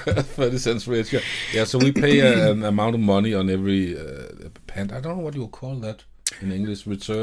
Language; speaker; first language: English; non-native, fluent; Danish